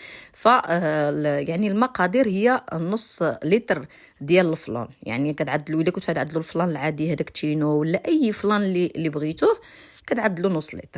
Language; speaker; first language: Arabic; native; Arabic